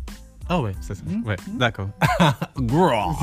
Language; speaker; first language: French; non-native, learner; English